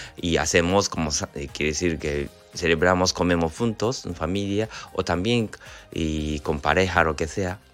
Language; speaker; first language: Spanish; non-native, learner; Japanese